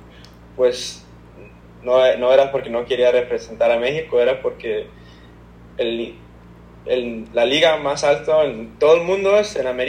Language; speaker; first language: Spanish; early bilingual, heritage; Spanish